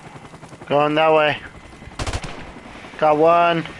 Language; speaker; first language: English; native; English